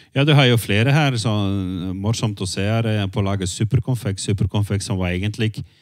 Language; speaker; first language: Norwegian; non-native, fluent; Dutch